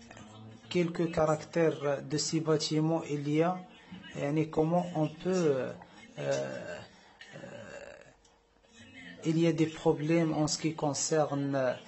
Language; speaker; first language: French; non-native, learner; Arabic